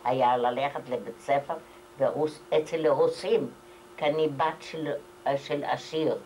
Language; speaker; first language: Hebrew; non-native, fluent; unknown